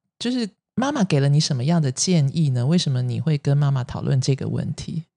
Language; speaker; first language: Chinese; native; Chinese